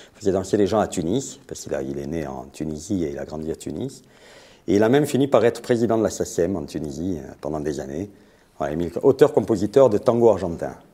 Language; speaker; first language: French; native; French